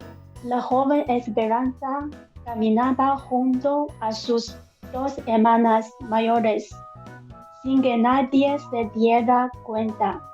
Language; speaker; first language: Spanish; non-native, learner; Chinese